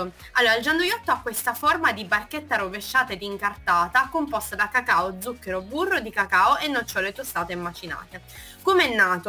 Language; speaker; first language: Italian; native; Italian